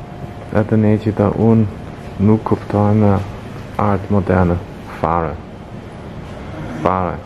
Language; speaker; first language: Albanian; early bilingual, heritage; Albanian